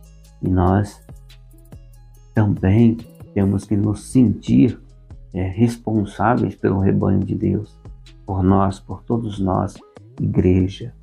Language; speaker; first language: Portuguese; native; Portuguese